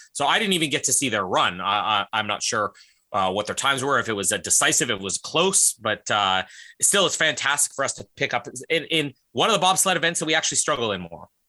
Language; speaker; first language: English; native; English